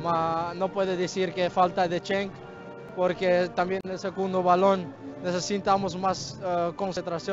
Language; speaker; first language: Spanish; non-native, learner; Dutch